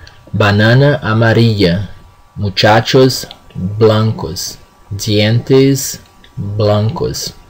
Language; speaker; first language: Spanish; non-native, fluent; Portuguese